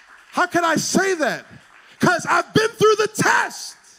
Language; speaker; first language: English; native; English